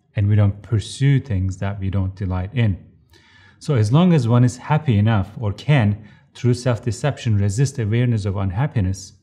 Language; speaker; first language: English; non-native, fluent; Turkish